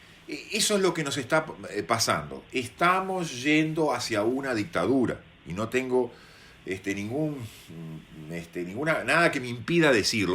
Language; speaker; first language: Spanish; native; Spanish